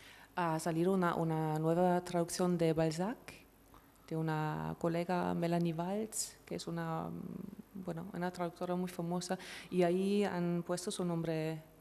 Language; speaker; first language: Spanish; non-native, fluent; German